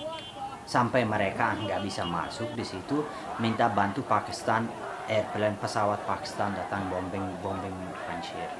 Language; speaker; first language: Indonesian; non-native, fluent; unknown